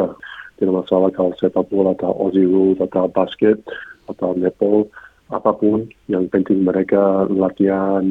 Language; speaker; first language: Indonesian; non-native, fluent; English